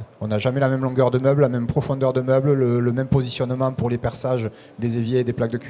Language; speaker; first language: French; native; French